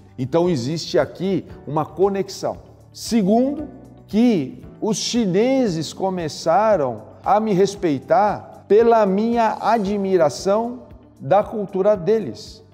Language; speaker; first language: Portuguese; native; Portuguese